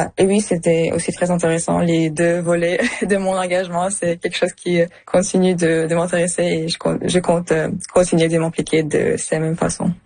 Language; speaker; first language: French; early bilingual, other home language; Russian